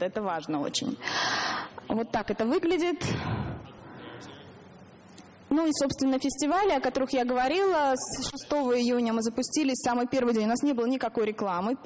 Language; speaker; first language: Russian; native; Russian